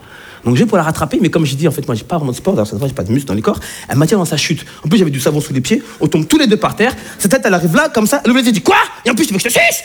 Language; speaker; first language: French; native; French